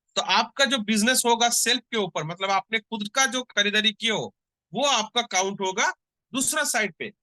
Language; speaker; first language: Hindi; non-native, local second language; Bangla